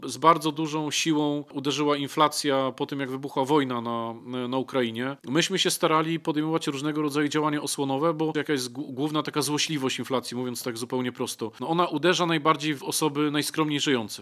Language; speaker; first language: Polish; native; Polish